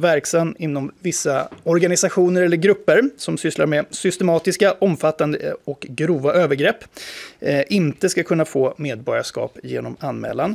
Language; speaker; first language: Swedish; native; Swedish